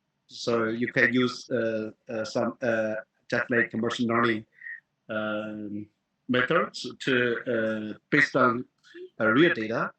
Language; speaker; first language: English; non-native, fluent; Chinese